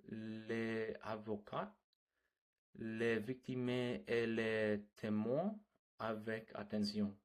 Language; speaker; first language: French; non-native, learner; English